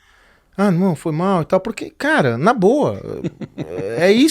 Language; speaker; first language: Portuguese; native; Portuguese